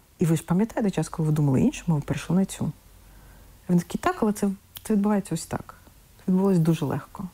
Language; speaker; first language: Ukrainian; non-native, local second language; Russian